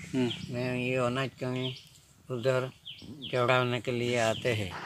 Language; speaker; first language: Hindi; non-native, local second language; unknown